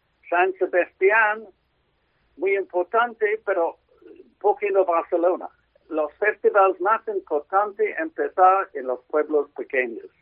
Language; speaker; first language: Spanish; non-native, learner; English